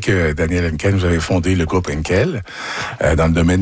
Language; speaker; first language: French; native; French